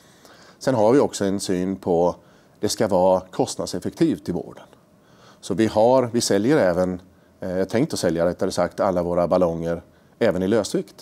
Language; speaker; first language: Swedish; native; Swedish